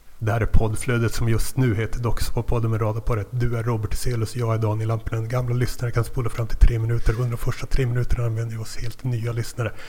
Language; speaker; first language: Swedish; native; Swedish